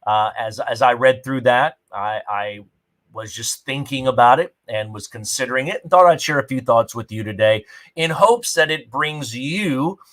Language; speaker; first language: English; native; English